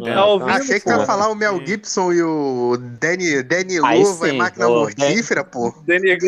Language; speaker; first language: Portuguese; native; Portuguese